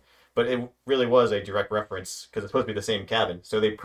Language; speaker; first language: English; native; English